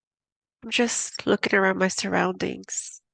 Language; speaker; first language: English; native; English